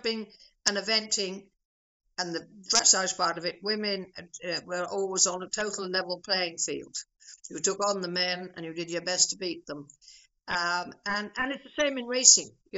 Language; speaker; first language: English; native; English